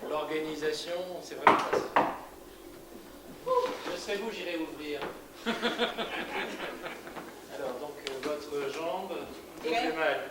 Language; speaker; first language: French; native; French